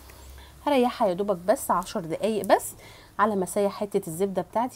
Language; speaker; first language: Arabic; native; Arabic